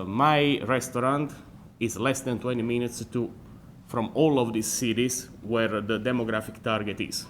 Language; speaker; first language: English; non-native, fluent; Italian